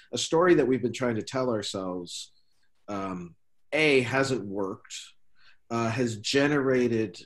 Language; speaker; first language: English; native; English